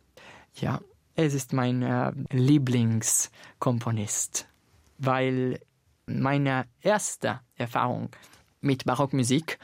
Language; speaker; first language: German; non-native, learner; Italian